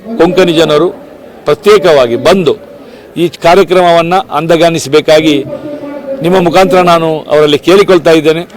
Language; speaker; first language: Kannada; non-native, local second language; Konkani